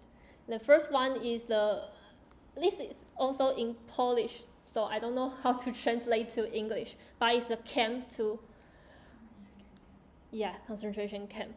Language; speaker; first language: English; non-native, learner; Chinese